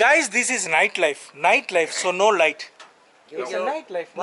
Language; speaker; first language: English; non-native, local second language; Telugu